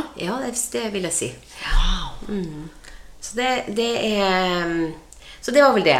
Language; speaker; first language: Norwegian; native; Norwegian